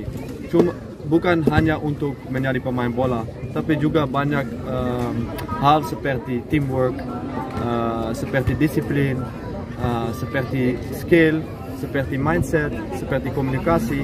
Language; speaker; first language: Indonesian; non-native, fluent; Dutch